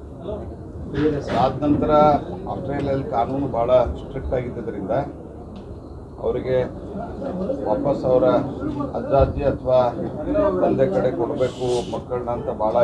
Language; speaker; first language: Kannada; native; Kannada